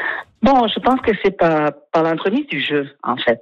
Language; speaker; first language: French; non-native, fluent; Spanish